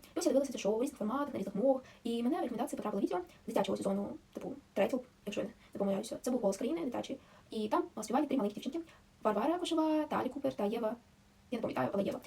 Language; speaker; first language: Ukrainian; non-native, local second language; Russian